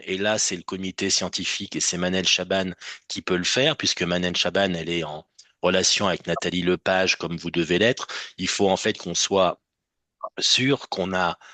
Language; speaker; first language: French; native; French